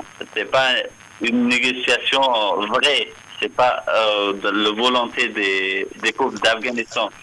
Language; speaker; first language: French; non-native, fluent; Persian